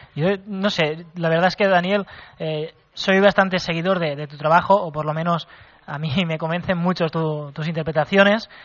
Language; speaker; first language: Spanish; non-native, local second language; Catalan